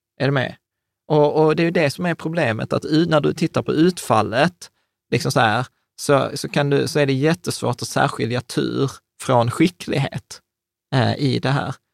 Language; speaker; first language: Swedish; native; Swedish